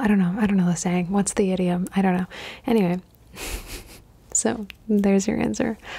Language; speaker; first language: English; early bilingual, other home language; Spanish